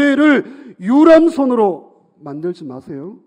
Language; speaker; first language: Korean; native; Korean